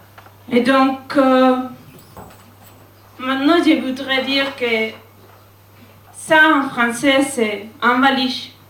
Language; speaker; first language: French; non-native, learner; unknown